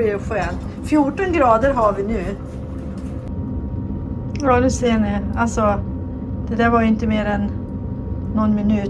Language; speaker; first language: Swedish; native; Swedish